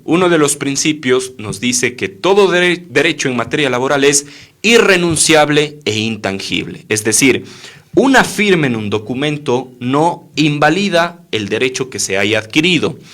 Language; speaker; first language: Spanish; native; Spanish